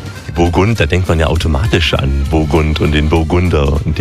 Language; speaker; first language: German; native; German